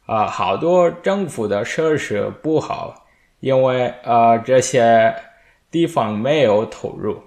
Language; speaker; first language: Chinese; non-native, learner; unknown